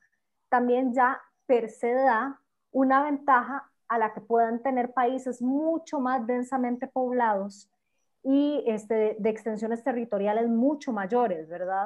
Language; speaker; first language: Spanish; native; Spanish